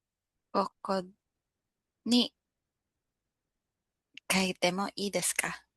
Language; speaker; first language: Japanese; non-native, learner; Filipino